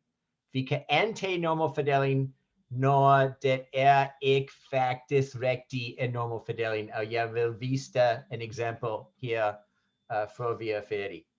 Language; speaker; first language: Danish; non-native, fluent; English